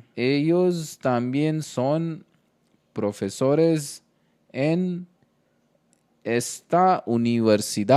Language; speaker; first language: Spanish; non-native, learner; Hindi